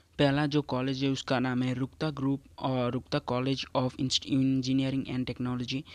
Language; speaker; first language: Hindi; non-native, local second language; Assamese